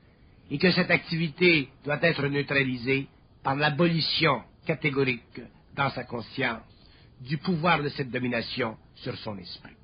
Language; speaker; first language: French; native; French